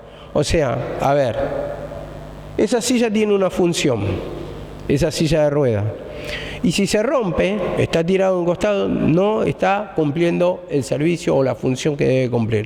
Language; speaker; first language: Spanish; native; Spanish